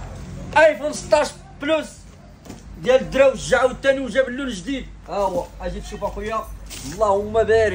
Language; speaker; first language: Arabic; native; Arabic